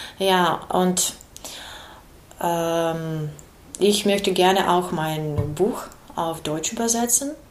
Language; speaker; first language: German; non-native, learner; Ukrainian